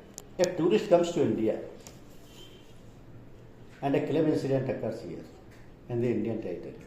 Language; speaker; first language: English; non-native, local second language; Hindi